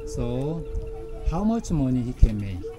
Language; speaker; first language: English; non-native, learner; Korean